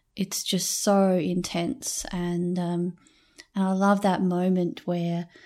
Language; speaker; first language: English; native; English